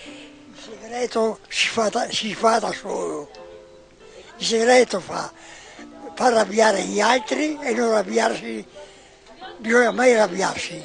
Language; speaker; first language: Italian; non-native, local second language; Venetian